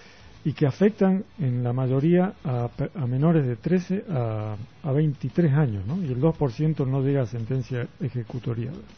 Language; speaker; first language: Spanish; native; Spanish